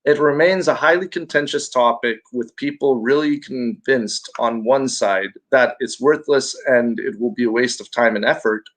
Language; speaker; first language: English; non-native, local second language; Filipino